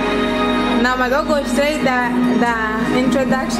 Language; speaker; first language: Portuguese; early bilingual, heritage; Portuguese